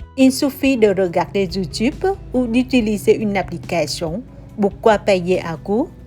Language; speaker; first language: French; non-native, learner; Vietnamese